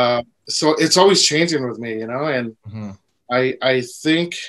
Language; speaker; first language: English; native; English